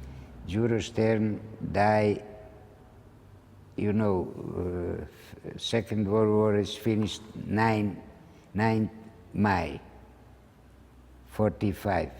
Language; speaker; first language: English; non-native, learner; Ladino